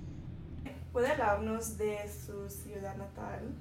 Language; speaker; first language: Spanish; non-native, fluent; English